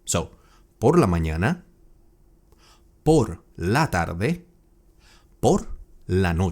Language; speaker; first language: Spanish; non-native, fluent; English